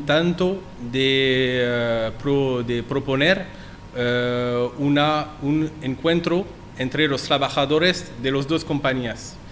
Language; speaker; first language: Spanish; non-native, learner; French